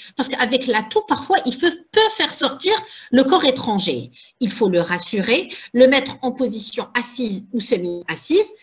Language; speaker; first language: French; non-native, local second language; Arabic